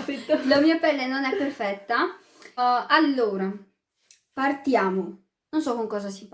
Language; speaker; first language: Italian; early bilingual, other home language; Arabic